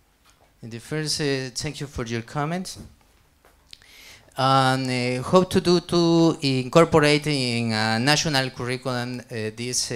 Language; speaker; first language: English; non-native, learner; Spanish